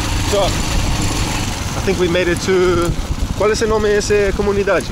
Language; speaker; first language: Portuguese; non-native, learner; English